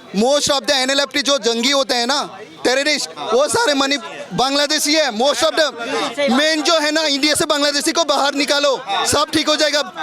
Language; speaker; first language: Hindi; non-native, local second language; Bangla